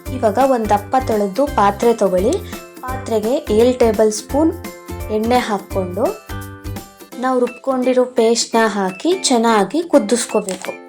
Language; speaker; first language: Kannada; native; Kannada